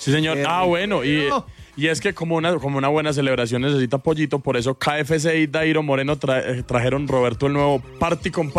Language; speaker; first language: Spanish; native; Spanish